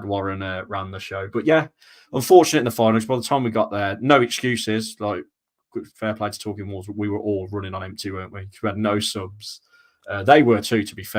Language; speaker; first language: English; native; English